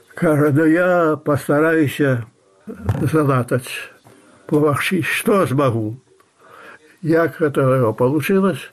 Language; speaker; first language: Russian; non-native, local second language; Belarusian